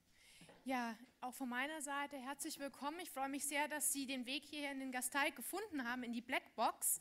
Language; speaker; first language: German; native; German